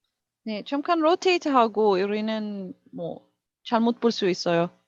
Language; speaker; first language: Korean; non-native, learner; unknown